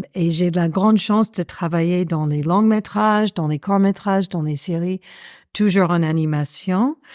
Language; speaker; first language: French; non-native, fluent; English